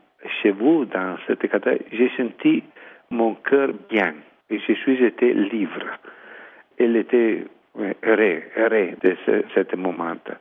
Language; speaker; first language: French; non-native, learner; Italian